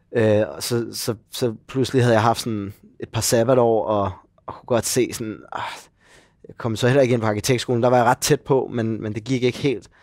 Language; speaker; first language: Danish; native; Danish